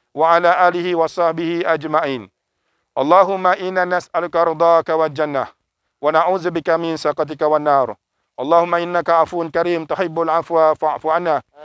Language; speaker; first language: Malay; native; Malay